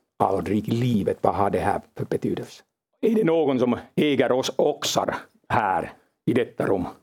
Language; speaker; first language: Swedish; non-native, local second language; Finnish